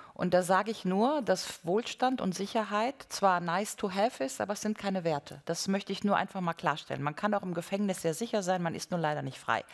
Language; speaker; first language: German; native; German